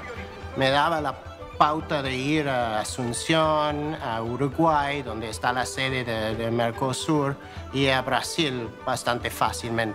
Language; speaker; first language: Spanish; non-native, fluent; English